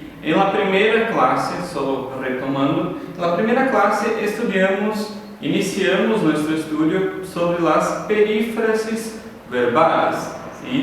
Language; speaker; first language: Spanish; non-native, fluent; Portuguese